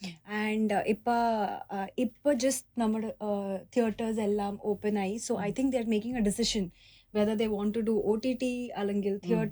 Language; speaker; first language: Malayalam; early bilingual, heritage; Malayalam